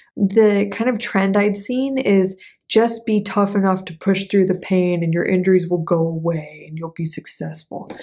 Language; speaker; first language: English; native; English